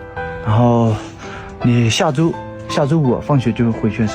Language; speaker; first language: Chinese; native; Chinese